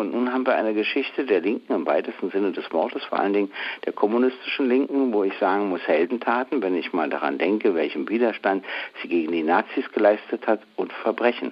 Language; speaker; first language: German; native; German